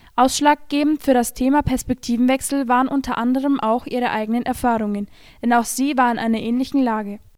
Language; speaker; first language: German; native; German